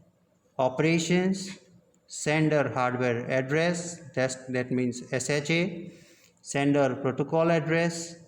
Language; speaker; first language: English; non-native, local second language; Gujarati